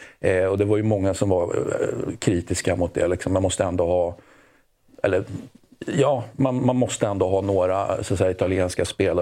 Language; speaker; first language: Swedish; native; Swedish